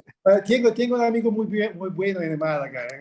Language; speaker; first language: Spanish; non-native, learner; Italian